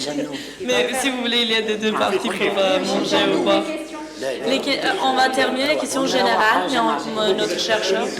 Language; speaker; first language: French; non-native, learner; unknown